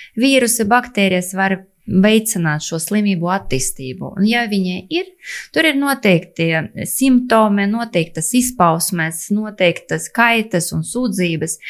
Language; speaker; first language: Latvian; non-native, local second language; Russian